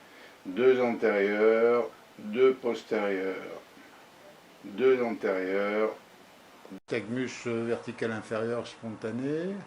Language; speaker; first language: French; native; French